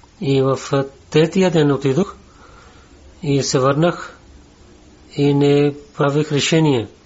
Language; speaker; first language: Bulgarian; non-native, learner; Urdu